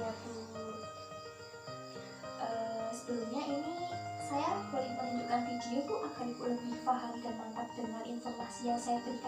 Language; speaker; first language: Indonesian; native; Indonesian